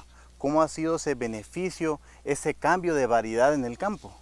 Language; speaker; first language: Spanish; native; Spanish